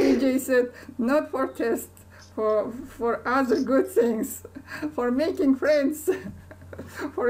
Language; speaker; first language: English; non-native, learner; Kazakh